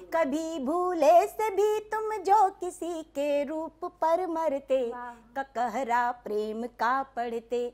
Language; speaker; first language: Hindi; native; Hindi